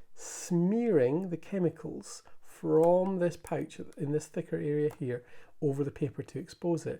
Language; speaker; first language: English; native; English